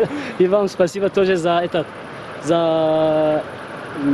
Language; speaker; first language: Russian; non-native, learner; Tajik